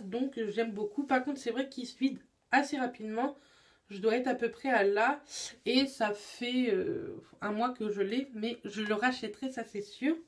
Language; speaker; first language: French; native; French